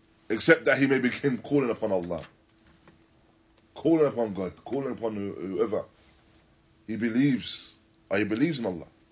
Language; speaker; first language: English; native; English